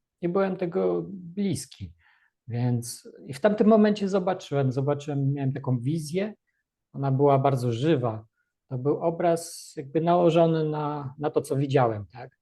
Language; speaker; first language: Polish; early bilingual, other home language; Russian